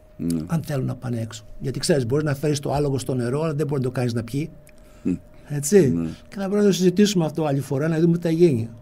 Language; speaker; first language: Greek; early bilingual, heritage; Greek